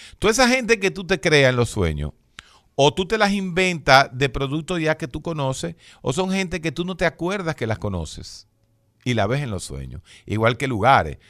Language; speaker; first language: Spanish; native; Spanish